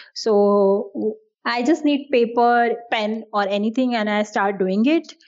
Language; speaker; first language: English; non-native, local second language; Hindi